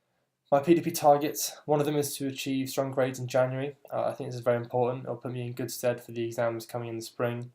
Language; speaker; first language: English; native; English